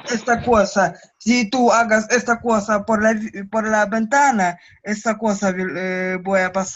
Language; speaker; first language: Spanish; non-native, learner; Russian